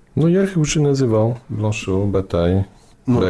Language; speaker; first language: Russian; non-native, fluent; English